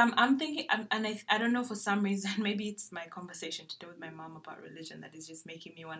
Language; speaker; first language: English; non-native, local second language; Ganda